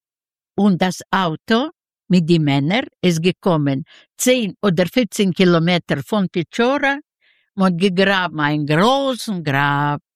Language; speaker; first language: German; non-native, learner; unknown